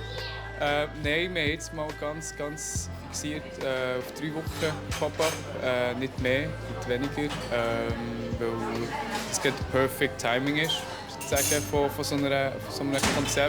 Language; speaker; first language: German; early bilingual, other home language; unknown